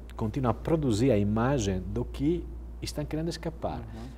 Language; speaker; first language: Portuguese; non-native, fluent; Italian